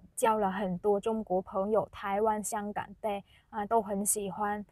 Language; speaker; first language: Chinese; non-native, fluent; Vietnamese